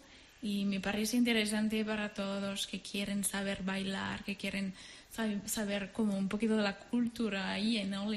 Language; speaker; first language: Spanish; non-native, learner; French